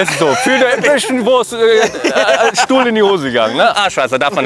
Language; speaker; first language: German; native; German